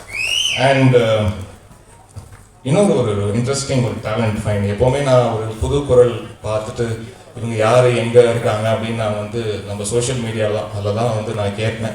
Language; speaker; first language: Tamil; native; Tamil